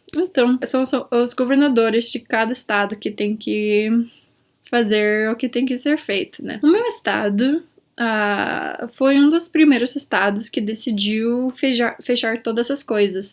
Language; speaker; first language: Portuguese; early bilingual, heritage; Portuguese